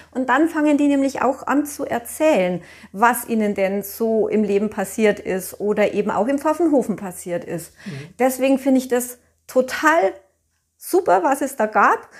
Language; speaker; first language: German; native; German